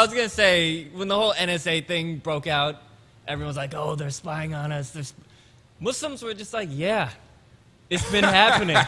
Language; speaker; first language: English; early bilingual, other home language; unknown